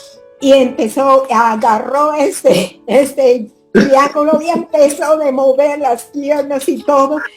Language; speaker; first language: Spanish; non-native, fluent; English